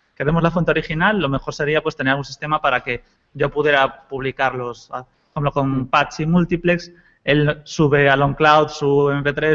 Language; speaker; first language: Spanish; native; Spanish